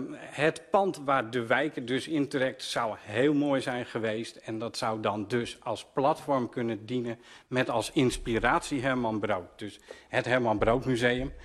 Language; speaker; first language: Dutch; native; Dutch